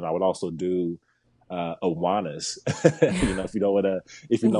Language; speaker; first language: English; native; English